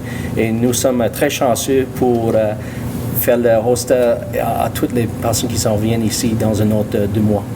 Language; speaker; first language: French; non-native, local second language; English